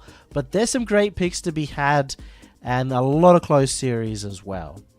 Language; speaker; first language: English; native; English